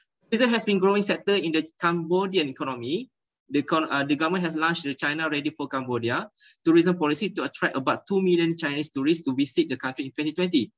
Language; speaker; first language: English; non-native, local second language; Malay